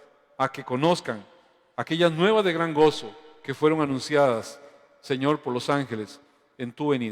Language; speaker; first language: Spanish; native; Spanish